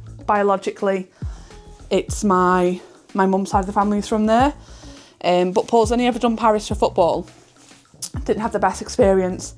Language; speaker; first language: English; native; English